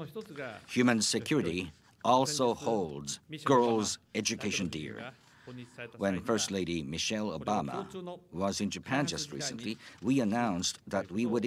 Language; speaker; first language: English; non-native, fluent; Japanese